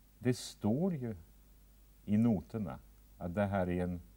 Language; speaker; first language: Swedish; non-native, fluent; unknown